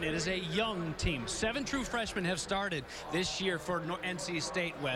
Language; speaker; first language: English; native; English